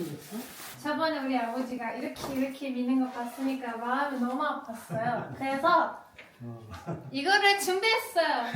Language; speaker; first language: Korean; non-native, learner; Turkish